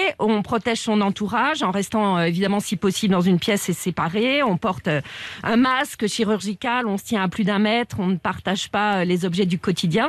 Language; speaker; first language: French; native; French